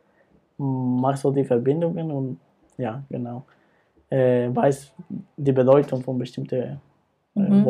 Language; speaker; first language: German; non-native, fluent; Spanish